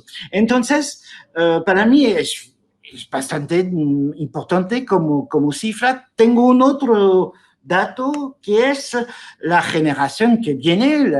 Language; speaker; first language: Spanish; non-native, fluent; French